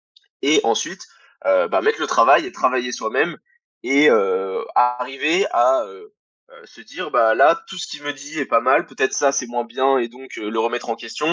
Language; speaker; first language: French; native; French